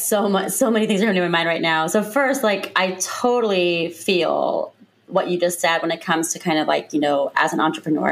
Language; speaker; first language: English; native; English